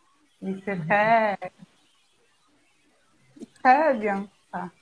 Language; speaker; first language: French; non-native, learner; Portuguese